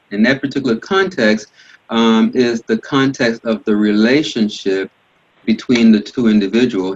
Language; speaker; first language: English; native; English